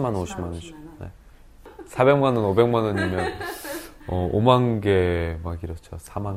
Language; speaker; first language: Korean; native; Korean